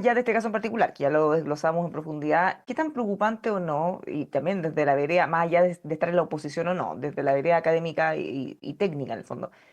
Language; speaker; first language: Spanish; native; Spanish